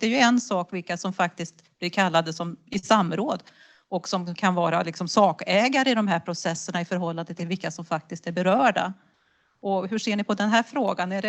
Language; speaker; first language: Swedish; native; Swedish